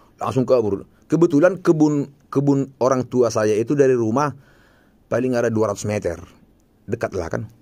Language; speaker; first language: Indonesian; non-native, local second language; Batak Toba